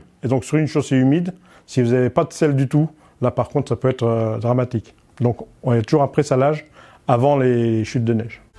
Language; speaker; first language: French; native; French